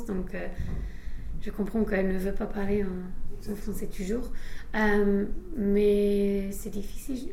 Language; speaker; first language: French; non-native, fluent; English